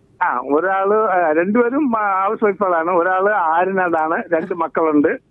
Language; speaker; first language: Malayalam; non-native, local second language; Tamil